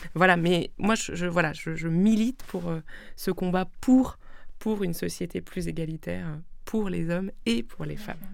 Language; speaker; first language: French; non-native, local second language; Swiss German